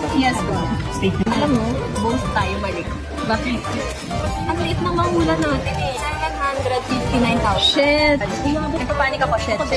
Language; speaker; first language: Filipino; native; Filipino